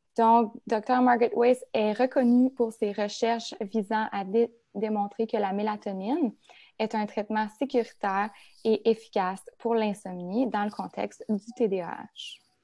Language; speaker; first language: French; native; French